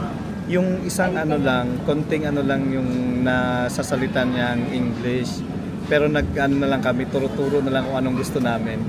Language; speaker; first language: Filipino; native; Filipino